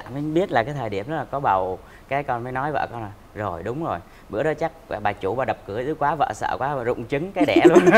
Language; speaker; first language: Vietnamese; native; Vietnamese